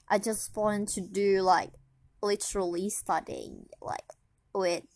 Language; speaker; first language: English; non-native, learner; Indonesian